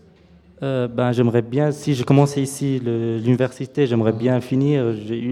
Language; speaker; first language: French; non-native, fluent; Arabic